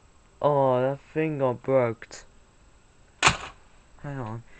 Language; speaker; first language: English; native; English